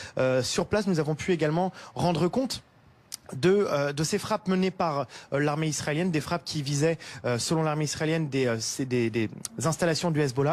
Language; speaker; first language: French; native; French